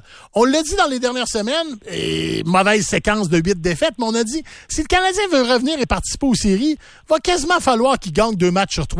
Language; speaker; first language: French; native; French